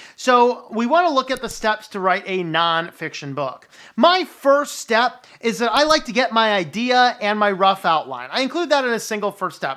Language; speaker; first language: English; native; English